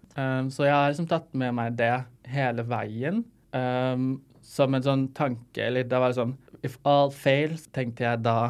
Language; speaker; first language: Norwegian; non-native, fluent; Arabic